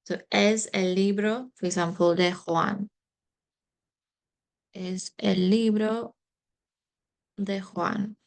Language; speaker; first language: Spanish; non-native, fluent; English